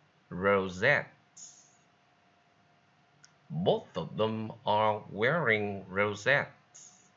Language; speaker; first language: English; non-native, fluent; Vietnamese